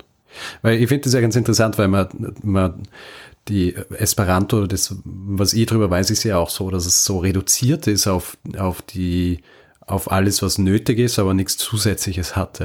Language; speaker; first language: German; native; German